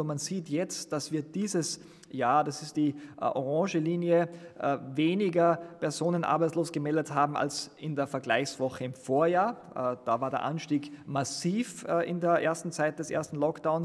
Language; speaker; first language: German; native; German